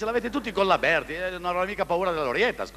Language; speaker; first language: Italian; native; Italian